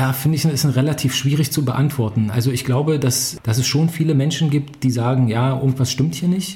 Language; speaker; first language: German; native; German